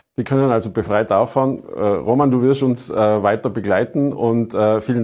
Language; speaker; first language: German; native; German